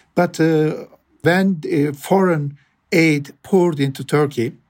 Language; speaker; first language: English; non-native, fluent; Turkish